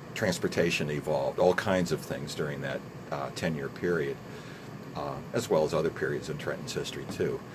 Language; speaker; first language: English; native; English